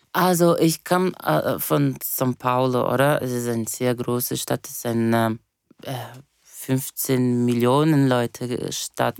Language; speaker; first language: German; non-native, fluent; Portuguese